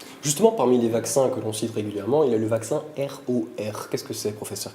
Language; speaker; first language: French; native; French